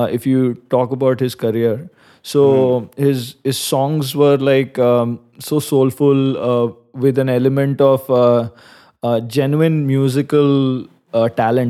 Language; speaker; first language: English; non-native, local second language; Hindi